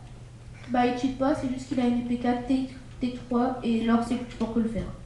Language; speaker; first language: French; native; French